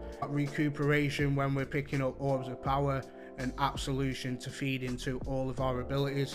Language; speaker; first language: English; native; English